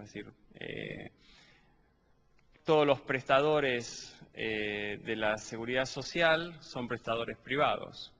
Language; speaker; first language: Spanish; native; Spanish